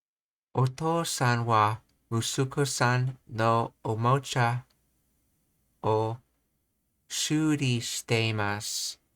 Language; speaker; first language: Japanese; non-native, learner; English